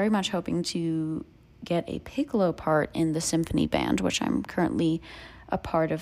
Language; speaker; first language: English; native; English